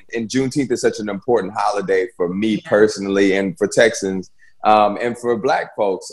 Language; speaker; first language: English; native; English